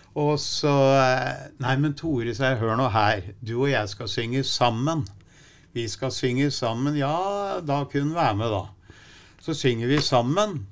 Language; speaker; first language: Norwegian; native; Norwegian